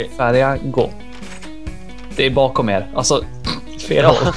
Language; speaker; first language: Swedish; native; Swedish